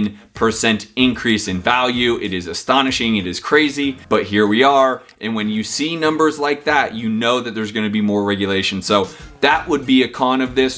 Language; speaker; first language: English; native; English